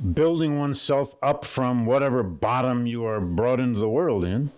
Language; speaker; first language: English; native; English